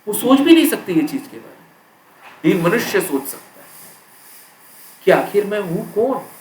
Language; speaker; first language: Hindi; non-native, local second language; Marathi